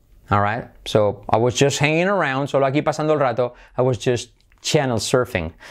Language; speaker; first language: English; non-native, fluent; Spanish